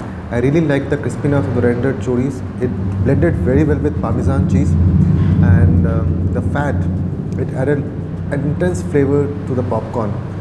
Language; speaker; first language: English; non-native, local second language; Urdu